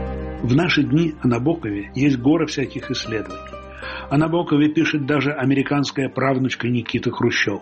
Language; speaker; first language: Russian; native; Russian